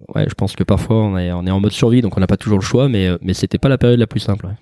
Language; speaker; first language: French; native; French